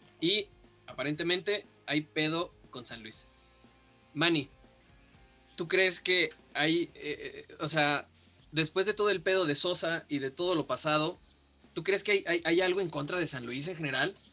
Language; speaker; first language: Spanish; native; Spanish